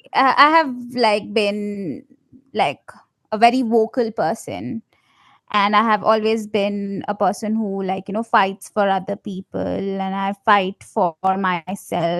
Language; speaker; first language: English; non-native, local second language; Malayalam